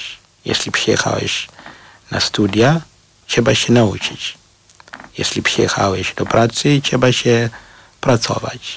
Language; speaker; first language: Polish; non-native, learner; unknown